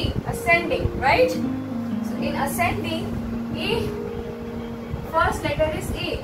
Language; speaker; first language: English; non-native, local second language; Hindi